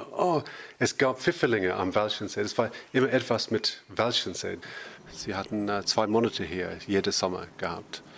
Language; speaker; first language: German; non-native, learner; English